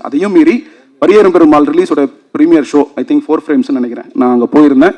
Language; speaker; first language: Tamil; native; Tamil